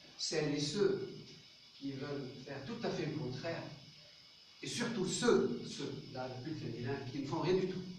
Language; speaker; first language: French; non-native, local second language; Arabic